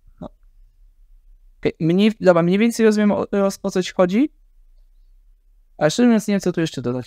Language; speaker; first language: Polish; native; Polish